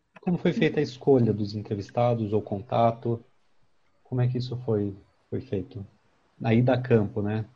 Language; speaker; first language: Portuguese; native; Portuguese